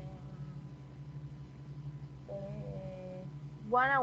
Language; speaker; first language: English; non-native, learner; Spanish